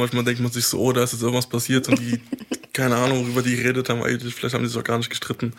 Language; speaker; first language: German; native; German